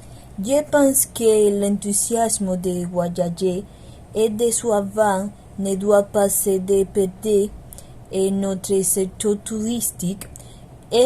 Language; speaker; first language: French; non-native, learner; Spanish